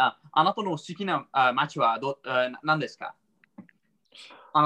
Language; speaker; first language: Japanese; non-native, learner; English